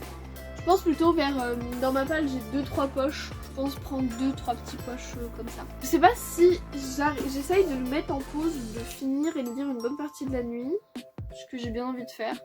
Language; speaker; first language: French; native; French